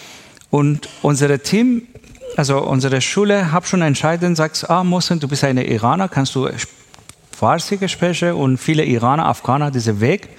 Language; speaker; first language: German; non-native, learner; Persian